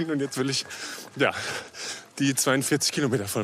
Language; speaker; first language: German; native; German